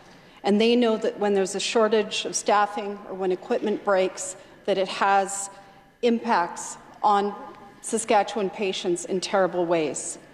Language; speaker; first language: English; native; English